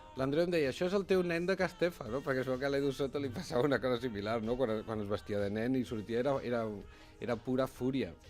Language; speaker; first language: Catalan; non-native, local second language; Spanish